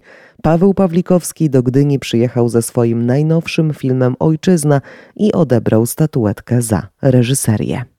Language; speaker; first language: Polish; native; Polish